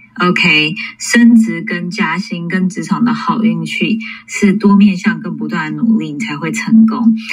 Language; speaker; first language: Chinese; early bilingual, heritage; English